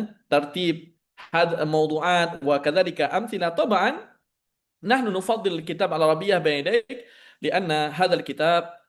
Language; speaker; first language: Arabic; non-native, fluent; Indonesian